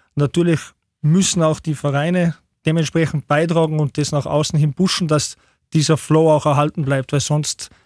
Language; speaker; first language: German; native; German